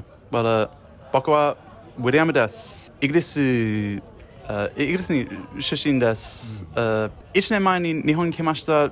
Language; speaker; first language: Japanese; non-native, learner; English